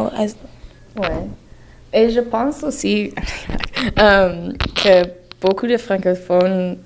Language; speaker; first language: French; non-native, learner; English